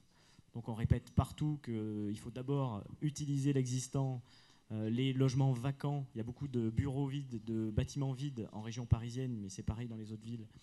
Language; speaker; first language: French; native; French